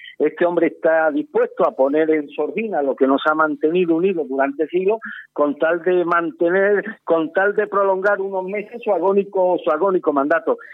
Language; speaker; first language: Spanish; native; Spanish